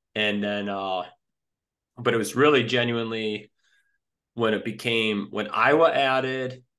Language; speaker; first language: English; native; English